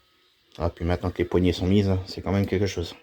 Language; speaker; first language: French; native; French